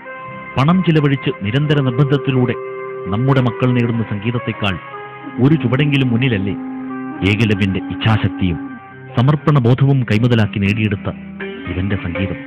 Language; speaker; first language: Malayalam; native; Malayalam